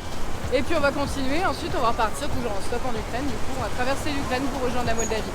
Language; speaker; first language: French; native; French